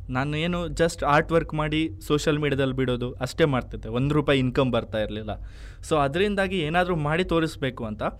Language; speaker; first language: Kannada; native; Kannada